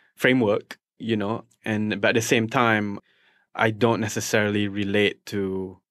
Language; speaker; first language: English; non-native, local second language; Malay